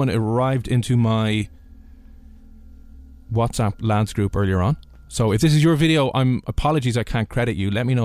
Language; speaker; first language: English; native; English